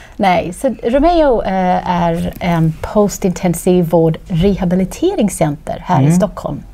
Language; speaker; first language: Swedish; non-native, fluent; English